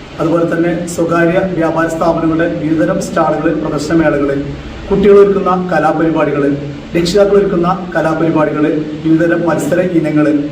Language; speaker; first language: Malayalam; native; Malayalam